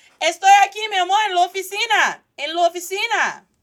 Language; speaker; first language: Spanish; non-native, fluent; English